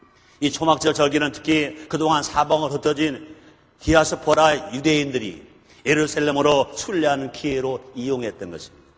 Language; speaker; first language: Korean; native; Korean